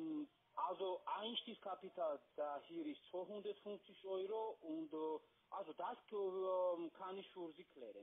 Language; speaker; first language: German; non-native, fluent; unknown